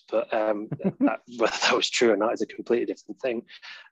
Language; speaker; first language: English; native; English